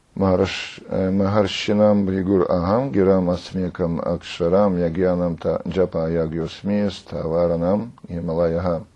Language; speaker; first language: Lithuanian; non-native, fluent; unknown